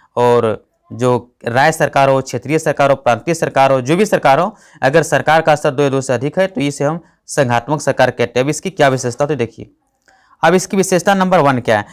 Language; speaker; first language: Hindi; native; Hindi